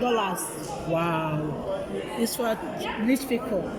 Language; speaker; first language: English; non-native, learner; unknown